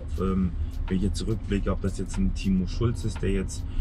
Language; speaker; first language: German; native; German